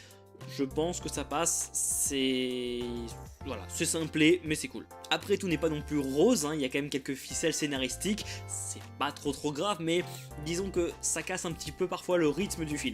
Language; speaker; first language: French; native; French